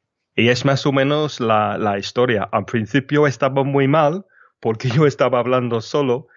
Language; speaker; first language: Spanish; non-native, fluent; English